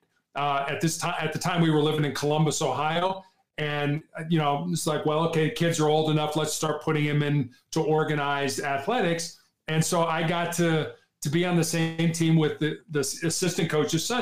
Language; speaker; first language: English; native; English